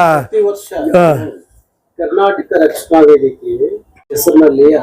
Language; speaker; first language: Kannada; native; Kannada